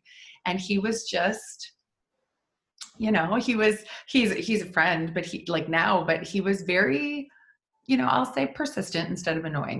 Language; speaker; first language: English; native; English